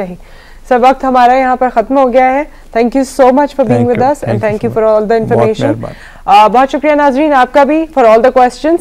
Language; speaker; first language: Urdu; native; Urdu